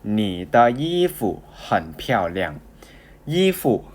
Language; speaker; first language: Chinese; non-native, fluent; Thai